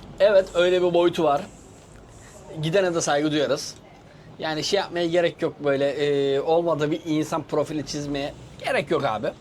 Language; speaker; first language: Turkish; native; Turkish